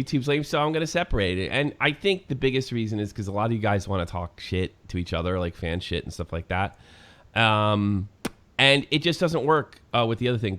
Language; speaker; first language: English; native; English